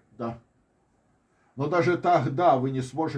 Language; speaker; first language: Russian; non-native, local second language; Korean